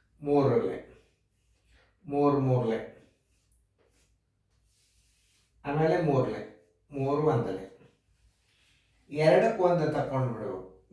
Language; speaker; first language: Kannada; native; Kannada